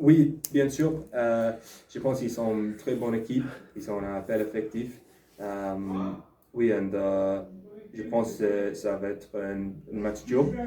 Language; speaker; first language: French; non-native, learner; English